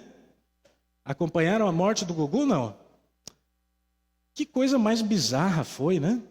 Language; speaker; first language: Portuguese; native; Portuguese